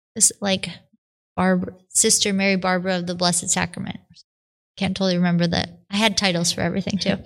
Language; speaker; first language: English; native; English